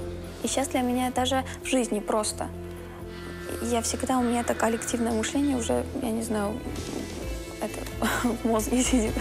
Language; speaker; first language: Russian; non-native, fluent; Armenian